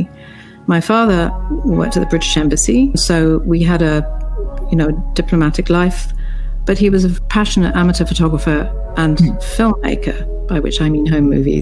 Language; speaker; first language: English; native; English